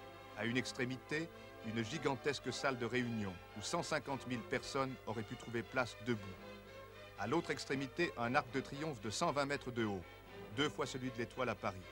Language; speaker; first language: French; native; French